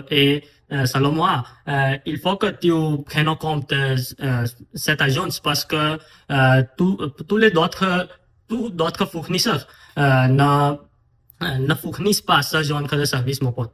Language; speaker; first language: French; non-native, fluent; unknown